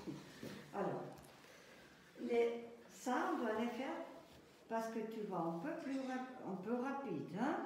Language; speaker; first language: French; non-native, fluent; German